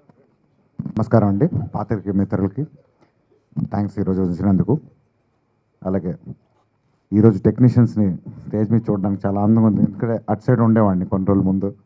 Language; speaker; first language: Telugu; native; Telugu